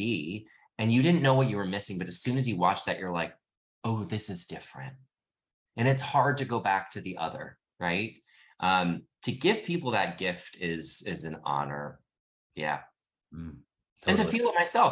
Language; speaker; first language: English; native; English